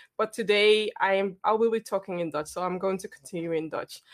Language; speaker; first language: English; non-native, fluent; Dutch